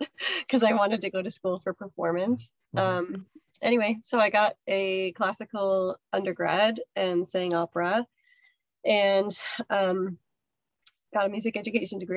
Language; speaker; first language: English; native; English